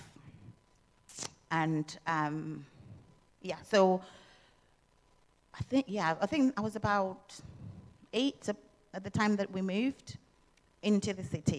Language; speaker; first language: English; non-native, local second language; Shona